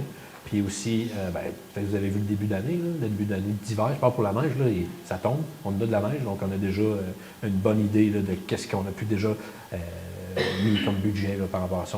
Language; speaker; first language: French; native; French